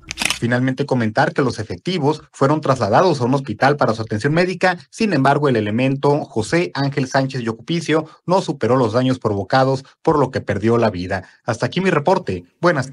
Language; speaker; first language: Spanish; native; Spanish